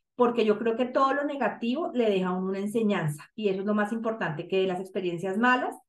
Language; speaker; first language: Spanish; native; Spanish